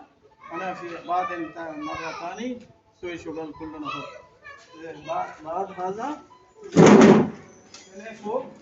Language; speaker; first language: Arabic; non-native, learner; Bangla